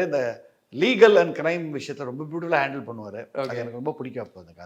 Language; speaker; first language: Tamil; native; Tamil